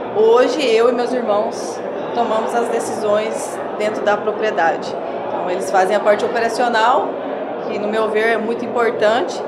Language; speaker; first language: Portuguese; native; Portuguese